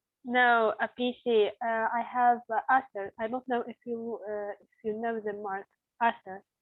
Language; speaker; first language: English; non-native, learner; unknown